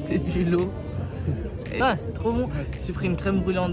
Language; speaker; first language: French; native; French